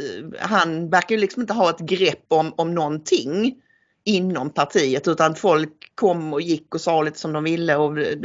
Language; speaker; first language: Swedish; native; Swedish